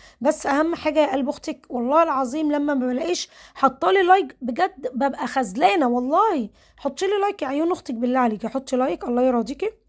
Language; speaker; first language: Arabic; native; Arabic